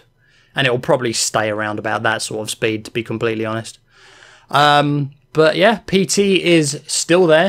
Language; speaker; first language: English; native; English